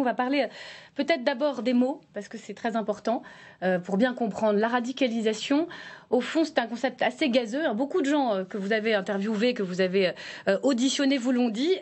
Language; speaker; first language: French; native; French